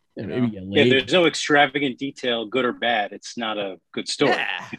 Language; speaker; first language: English; native; English